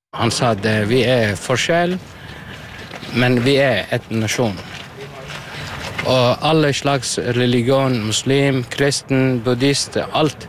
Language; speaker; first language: Norwegian; non-native, learner; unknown